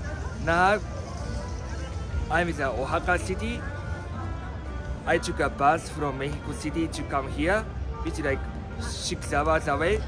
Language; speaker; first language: English; non-native, fluent; Japanese